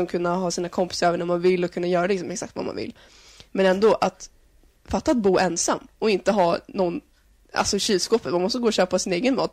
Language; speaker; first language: Swedish; native; Swedish